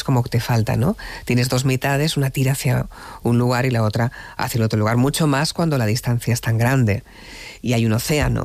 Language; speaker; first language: Spanish; native; Spanish